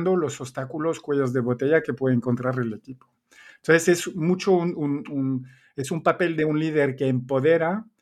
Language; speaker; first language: Spanish; non-native, fluent; French